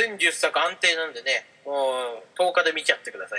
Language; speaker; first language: Japanese; native; Japanese